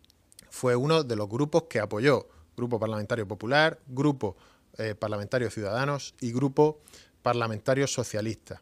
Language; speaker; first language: Spanish; native; Spanish